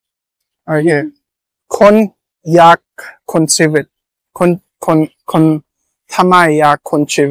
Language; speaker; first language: Thai; non-native, learner; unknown